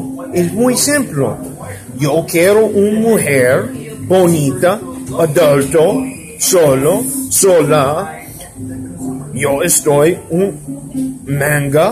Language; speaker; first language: Spanish; non-native, learner; English